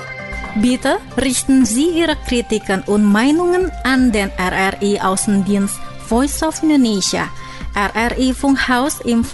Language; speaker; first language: German; non-native, fluent; Indonesian